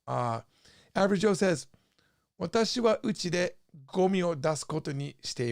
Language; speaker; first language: Japanese; non-native, fluent; English